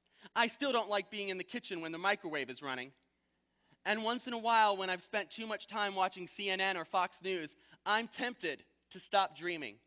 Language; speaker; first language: English; native; English